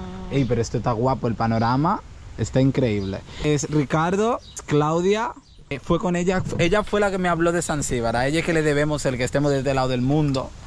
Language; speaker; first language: Spanish; native; Spanish